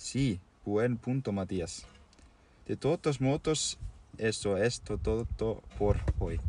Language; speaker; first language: Spanish; non-native, learner; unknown